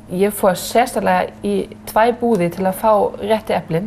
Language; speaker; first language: Icelandic; non-native, fluent; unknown